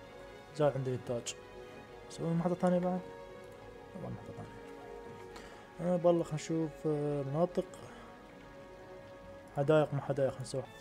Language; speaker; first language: Arabic; native; Arabic